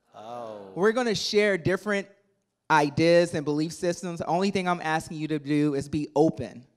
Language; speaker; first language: English; native; English